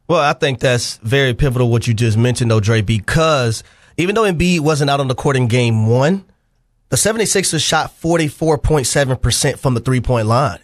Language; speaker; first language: English; native; English